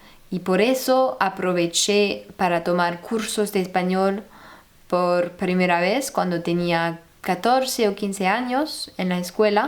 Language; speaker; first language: Spanish; non-native, fluent; French